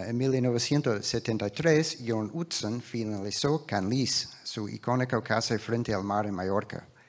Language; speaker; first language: Spanish; non-native, fluent; English